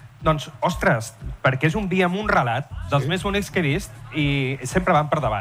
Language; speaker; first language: Catalan; native; Catalan